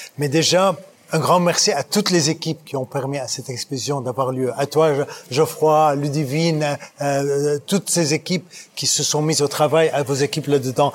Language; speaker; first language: French; non-native, local second language; Arabic